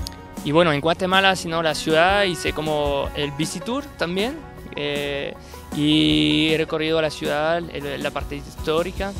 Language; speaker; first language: Spanish; non-native, fluent; French